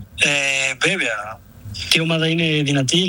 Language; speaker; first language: Greek; non-native, learner; Spanish